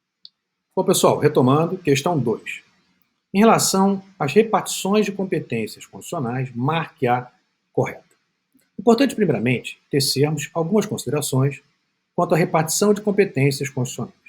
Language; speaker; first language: Portuguese; native; Portuguese